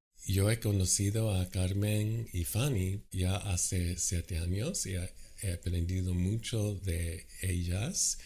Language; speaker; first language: Spanish; non-native, fluent; English